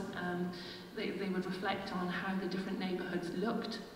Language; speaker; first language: English; native; English